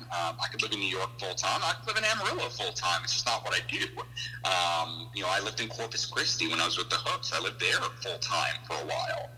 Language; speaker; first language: English; native; English